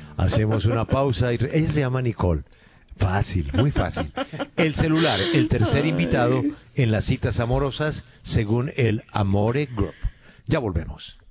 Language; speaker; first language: Spanish; native; Spanish